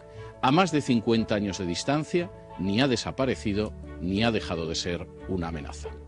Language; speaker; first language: Spanish; native; Spanish